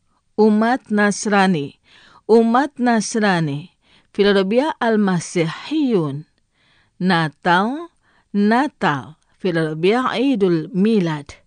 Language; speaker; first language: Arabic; non-native, fluent; Indonesian